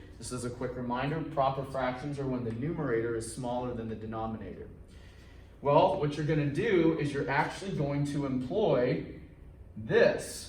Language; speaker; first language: English; native; English